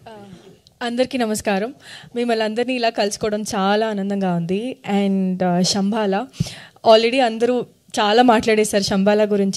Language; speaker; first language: Telugu; non-native, fluent; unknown